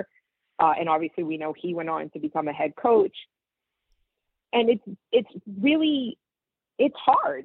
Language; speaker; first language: English; native; English